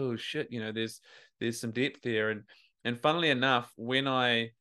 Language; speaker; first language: English; native; English